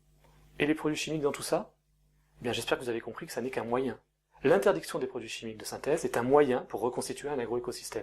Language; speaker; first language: French; native; French